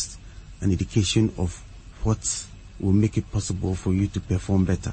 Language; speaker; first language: English; non-native, local second language; Akan